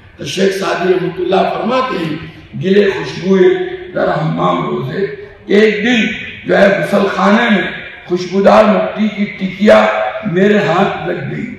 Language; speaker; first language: Urdu; non-native, local second language; Gujarati